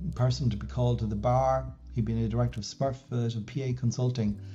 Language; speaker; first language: English; native; English